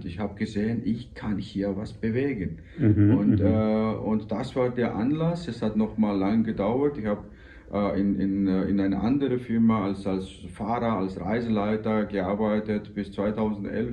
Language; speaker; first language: German; non-native, fluent; Georgian